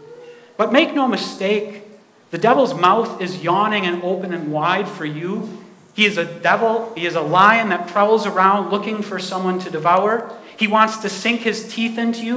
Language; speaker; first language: English; native; English